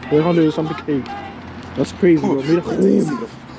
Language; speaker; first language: English; early bilingual, other home language; Spanish